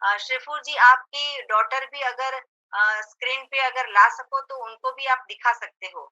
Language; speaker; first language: Hindi; non-native, local second language; Gujarati